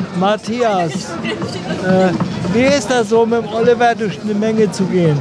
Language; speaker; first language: German; native; German